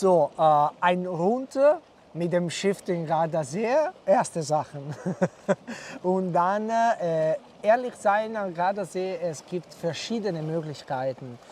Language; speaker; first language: German; non-native, fluent; Italian